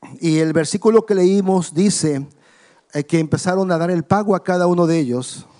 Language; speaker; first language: Spanish; native; Spanish